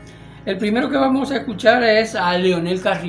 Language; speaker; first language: Spanish; native; Spanish